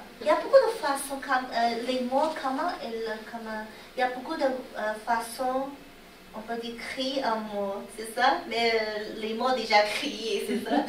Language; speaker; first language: French; non-native, learner; Chinese